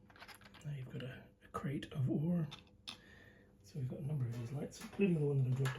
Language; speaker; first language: English; native; English